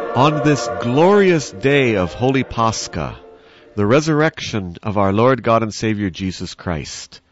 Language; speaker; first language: English; native; English